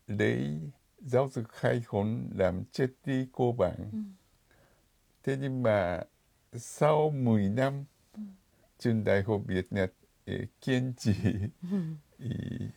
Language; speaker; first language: Vietnamese; non-native, fluent; Japanese